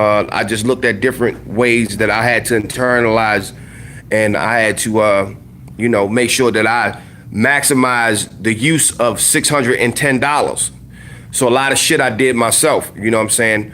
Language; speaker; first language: English; native; English